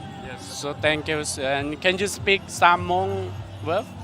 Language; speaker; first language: English; non-native, learner; Hmong